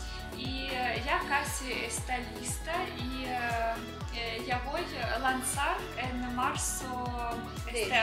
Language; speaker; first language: Spanish; non-native, learner; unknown